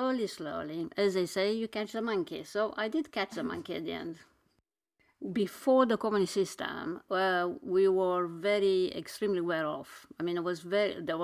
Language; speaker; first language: English; non-native, fluent; Romanian